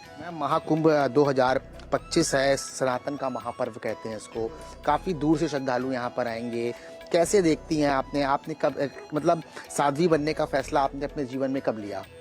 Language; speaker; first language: Hindi; native; Hindi